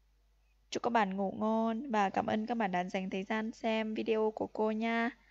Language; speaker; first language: Vietnamese; non-native, fluent; Lao